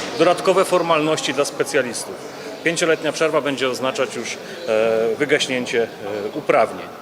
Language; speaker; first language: Polish; native; Polish